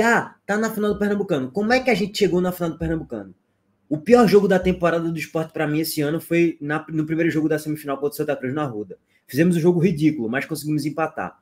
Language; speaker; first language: Portuguese; native; Portuguese